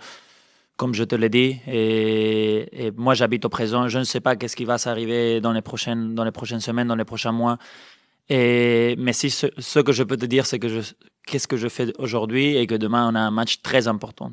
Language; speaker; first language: French; non-native, fluent; Spanish